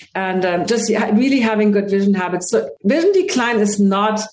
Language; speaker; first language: English; non-native, fluent; German